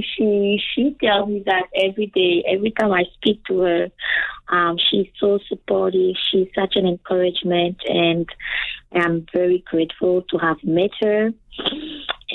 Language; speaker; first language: English; non-native, fluent; French